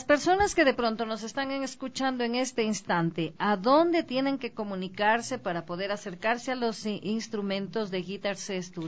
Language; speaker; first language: Spanish; native; Spanish